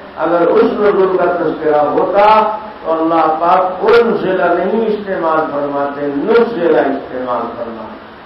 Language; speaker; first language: Urdu; native; Urdu